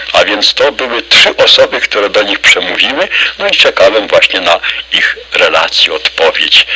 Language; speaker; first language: Polish; native; Polish